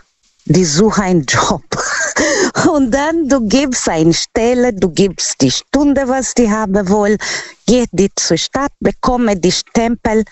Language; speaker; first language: German; non-native, learner; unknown